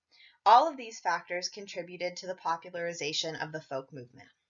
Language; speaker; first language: English; native; English